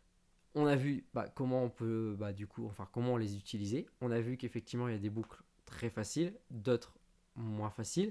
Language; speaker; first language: French; native; French